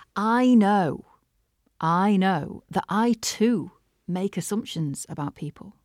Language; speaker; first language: English; native; English